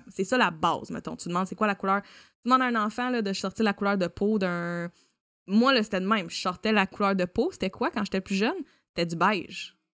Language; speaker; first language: French; native; French